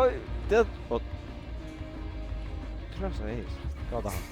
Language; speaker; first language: Estonian; native; Estonian